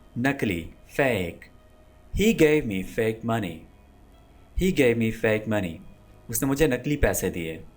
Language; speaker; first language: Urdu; non-native, local second language; Punjabi